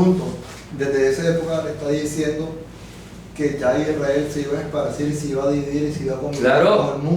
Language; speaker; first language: Spanish; native; Spanish